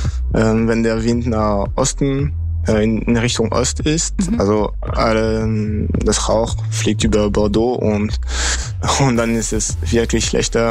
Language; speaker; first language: German; non-native, fluent; French